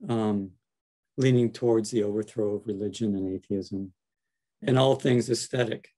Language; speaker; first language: English; native; English